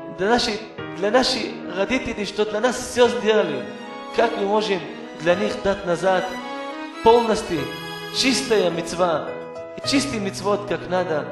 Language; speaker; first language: Russian; non-native, learner; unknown